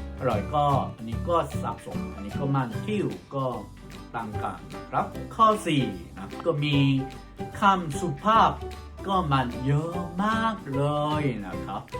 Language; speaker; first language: Thai; non-native, fluent; Korean